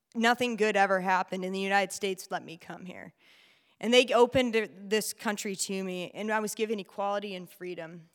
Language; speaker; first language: English; native; English